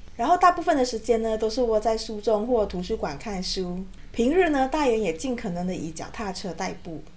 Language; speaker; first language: Chinese; native; Chinese